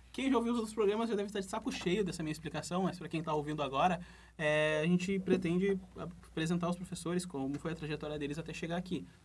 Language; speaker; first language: Portuguese; native; Portuguese